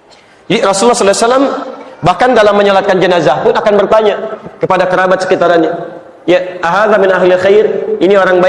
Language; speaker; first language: Indonesian; native; Indonesian